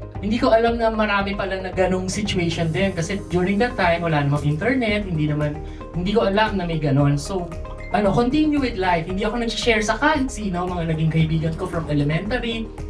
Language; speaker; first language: Filipino; native; Filipino